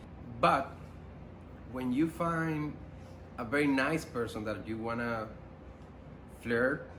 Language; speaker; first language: English; non-native, learner; Spanish